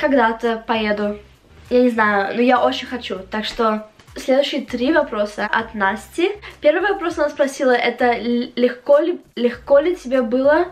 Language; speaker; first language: Russian; early bilingual, heritage; Russian